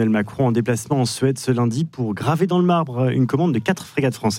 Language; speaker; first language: French; native; French